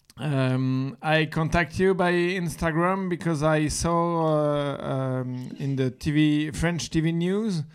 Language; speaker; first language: English; non-native, learner; French